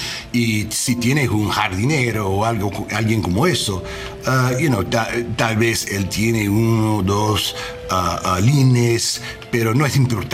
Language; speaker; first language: Spanish; non-native, learner; English